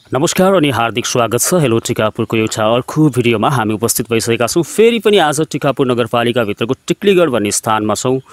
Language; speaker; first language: Nepali; native; Nepali